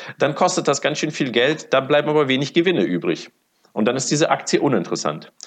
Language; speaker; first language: German; early bilingual, other home language; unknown